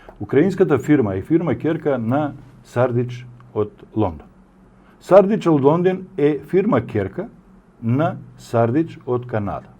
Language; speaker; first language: Macedonian; native; Macedonian